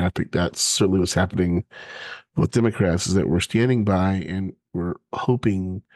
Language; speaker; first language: English; native; English